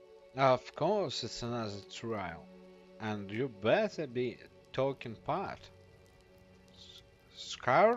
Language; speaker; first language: English; non-native, learner; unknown